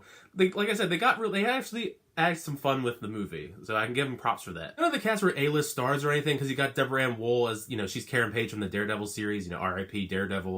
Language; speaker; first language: English; native; English